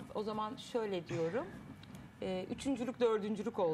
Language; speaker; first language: Turkish; native; Turkish